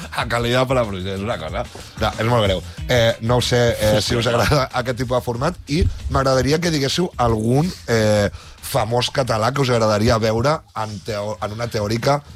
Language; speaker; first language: Catalan; native; Catalan